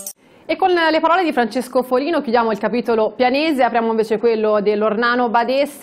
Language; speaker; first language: Italian; native; Italian